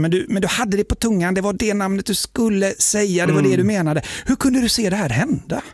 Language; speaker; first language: Swedish; native; Swedish